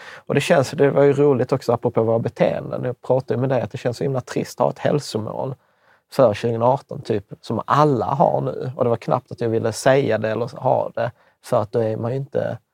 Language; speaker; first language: Swedish; early bilingual, other home language; Czech